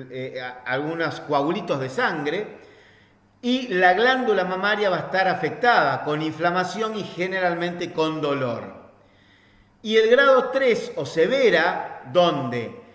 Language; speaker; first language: Spanish; native; Spanish